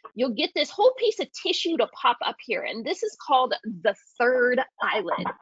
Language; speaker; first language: English; native; English